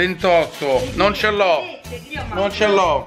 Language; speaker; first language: Italian; native; Italian